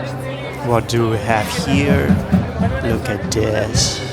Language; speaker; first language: English; non-native, fluent; Russian